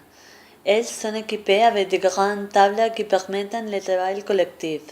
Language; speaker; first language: French; non-native, learner; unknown